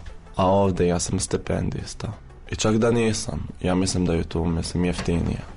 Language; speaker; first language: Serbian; non-native, fluent; Arabic